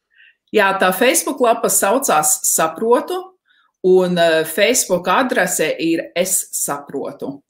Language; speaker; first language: Latvian; early bilingual, heritage; Latvian